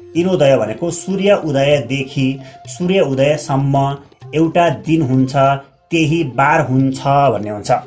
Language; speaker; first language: Nepali; native; Nepali